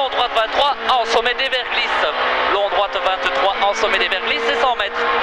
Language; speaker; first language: French; native; French